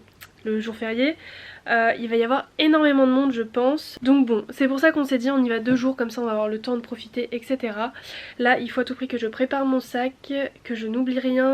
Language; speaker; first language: French; native; French